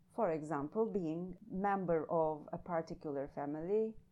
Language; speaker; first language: English; non-native, fluent; Turkish